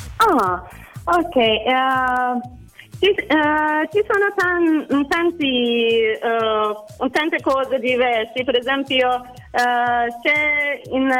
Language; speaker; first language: Italian; non-native, learner; Persian